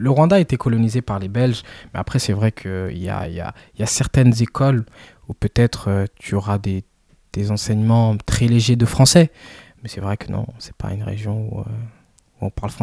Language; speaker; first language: French; early bilingual, other home language; Kinyarwanda